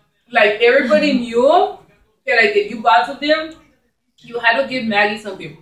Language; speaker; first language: English; early bilingual, other home language; Spanish